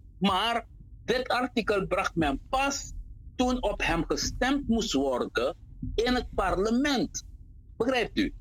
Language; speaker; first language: Dutch; native; Dutch